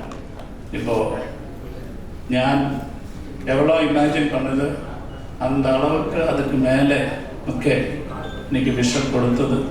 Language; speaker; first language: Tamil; non-native, learner; Malayalam